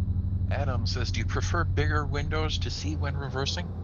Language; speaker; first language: English; native; English